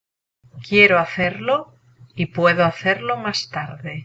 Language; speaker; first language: Spanish; non-native, learner; English